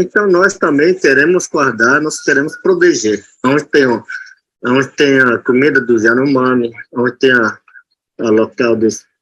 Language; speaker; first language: Portuguese; non-native, local second language; Yanomámi